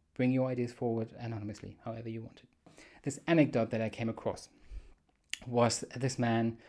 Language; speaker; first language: English; non-native, fluent; German